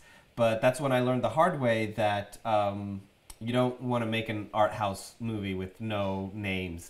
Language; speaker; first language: English; native; English